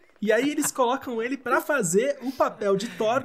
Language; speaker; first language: Portuguese; native; Portuguese